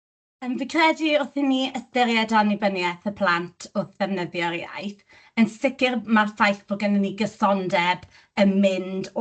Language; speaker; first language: Welsh; native; Welsh